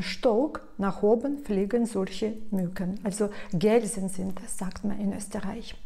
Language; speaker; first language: German; non-native, fluent; Russian